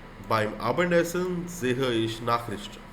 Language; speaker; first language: German; non-native, fluent; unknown